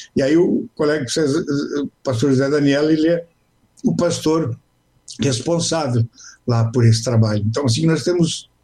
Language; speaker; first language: Portuguese; native; Portuguese